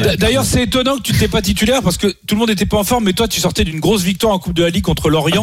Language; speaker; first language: French; native; French